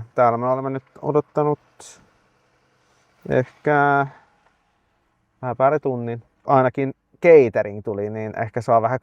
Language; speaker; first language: Finnish; non-native, fluent; Swedish